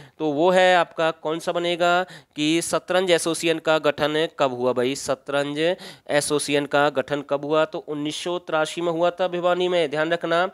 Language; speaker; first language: Hindi; native; Hindi